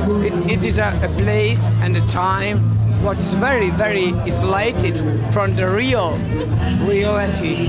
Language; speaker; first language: English; non-native, learner; Hungarian